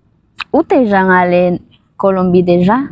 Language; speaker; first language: French; non-native, learner; Spanish